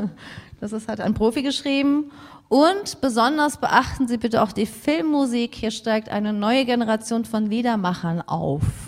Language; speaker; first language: German; native; German